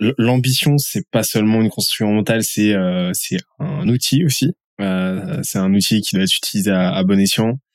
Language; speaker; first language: French; native; French